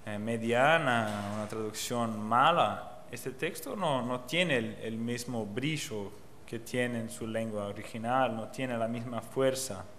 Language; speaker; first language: Spanish; non-native, fluent; Portuguese